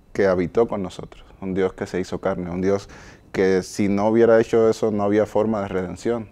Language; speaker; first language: Spanish; native; Spanish